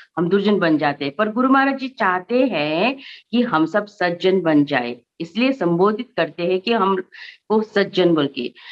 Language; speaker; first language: Hindi; non-native, local second language; Nepali